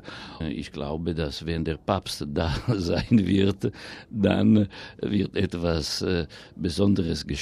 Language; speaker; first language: German; non-native, fluent; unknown